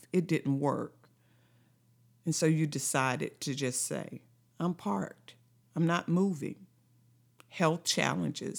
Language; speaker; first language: English; native; English